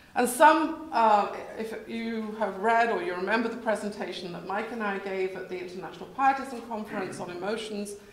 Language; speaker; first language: English; native; English